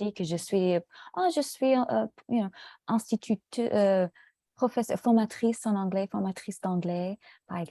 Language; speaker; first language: French; non-native, fluent; English